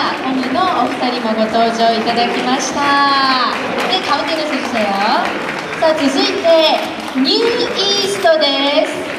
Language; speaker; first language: Japanese; native; Japanese